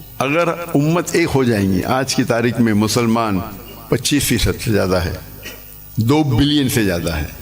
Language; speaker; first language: Urdu; non-native, local second language; English